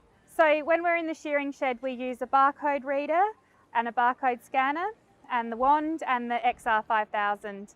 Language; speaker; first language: English; native; English